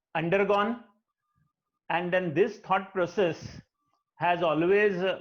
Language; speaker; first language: English; non-native, local second language; Marathi